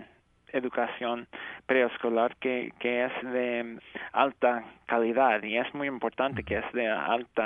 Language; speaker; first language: Spanish; early bilingual, heritage; English